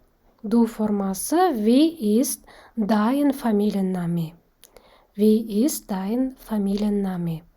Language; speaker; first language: German; non-native, fluent; Kazakh